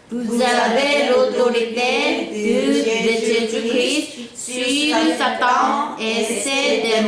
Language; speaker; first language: French; non-native, learner; Korean